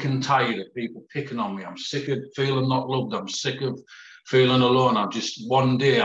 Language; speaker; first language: English; native; English